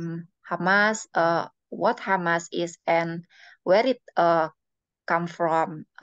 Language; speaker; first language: English; non-native, learner; Indonesian